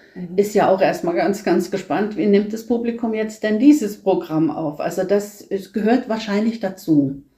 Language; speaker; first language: German; non-native, fluent; Norwegian